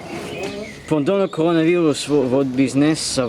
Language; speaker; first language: French; non-native, learner; English